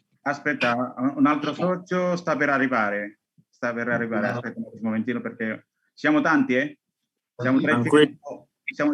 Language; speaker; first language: Italian; non-native, learner; Indonesian